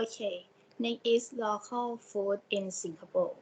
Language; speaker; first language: English; non-native, learner; Thai